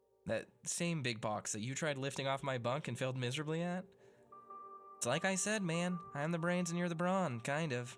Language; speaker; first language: English; native; English